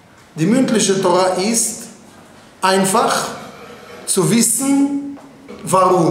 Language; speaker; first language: German; non-native, fluent; Hebrew